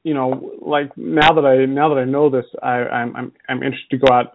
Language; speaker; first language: English; native; English